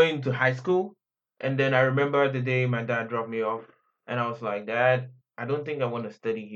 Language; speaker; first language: English; non-native, local second language; Akan